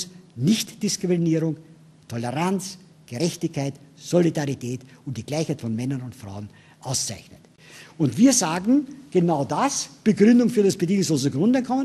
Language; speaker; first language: German; native; German